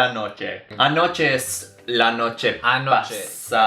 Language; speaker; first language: Spanish; non-native, learner; English